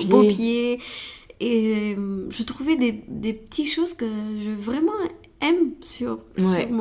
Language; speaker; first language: French; non-native, learner; Romanian